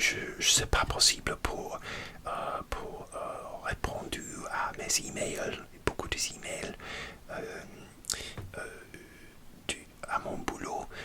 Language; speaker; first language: French; non-native, learner; English